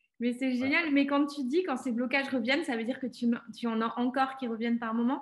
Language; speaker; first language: French; native; French